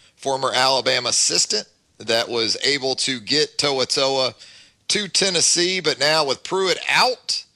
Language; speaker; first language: English; native; English